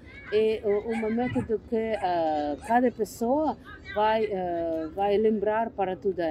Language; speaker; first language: Portuguese; non-native, learner; English